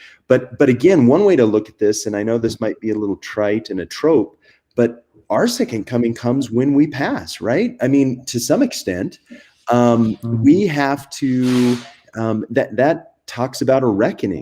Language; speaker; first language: English; native; English